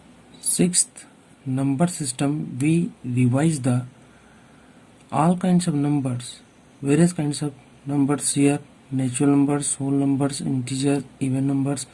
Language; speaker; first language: English; non-native, local second language; Hindi